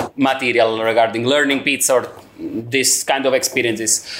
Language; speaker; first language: English; non-native, learner; Italian